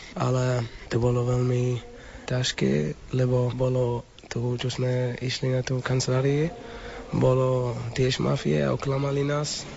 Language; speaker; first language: Slovak; non-native, learner; Arabic